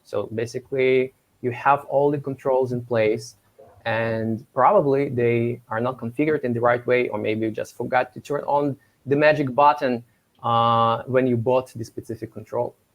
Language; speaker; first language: English; non-native, fluent; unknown